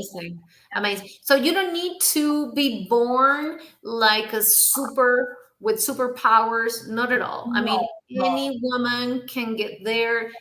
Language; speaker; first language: English; non-native, fluent; Spanish